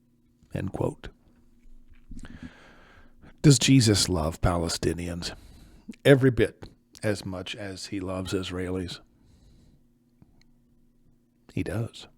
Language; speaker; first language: English; native; English